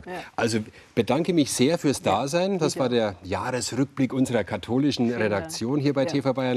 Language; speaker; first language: German; native; German